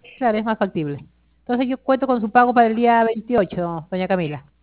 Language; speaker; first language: Spanish; native; Spanish